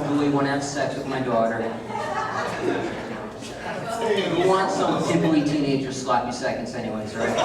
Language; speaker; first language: English; native; English